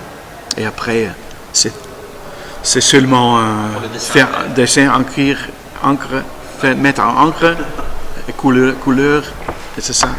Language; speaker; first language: French; non-native, learner; Dutch